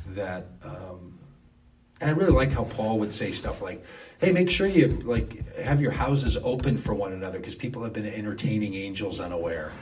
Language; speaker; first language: English; native; English